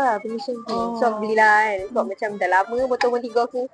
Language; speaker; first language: Malay; native; Malay